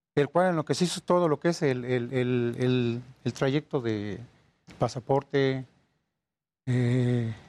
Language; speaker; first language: Spanish; native; Spanish